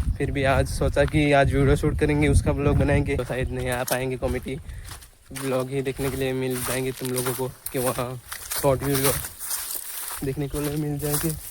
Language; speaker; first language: Hindi; non-native, local second language; Marathi